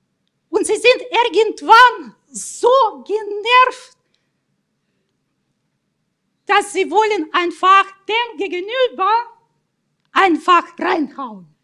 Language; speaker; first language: German; non-native, fluent; Russian